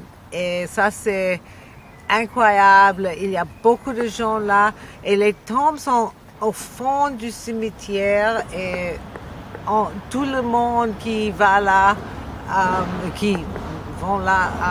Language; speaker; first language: French; non-native, learner; English